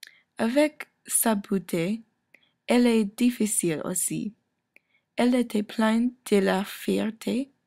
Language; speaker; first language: French; non-native, learner; English